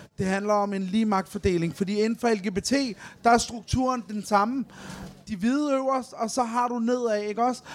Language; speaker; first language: Danish; early bilingual, other home language; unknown